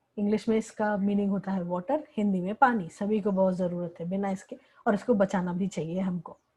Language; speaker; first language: Hindi; native; Hindi